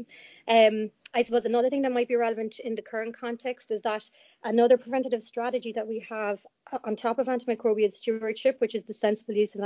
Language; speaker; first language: English; native; English